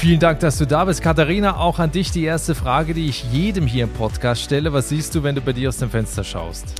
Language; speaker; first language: German; native; German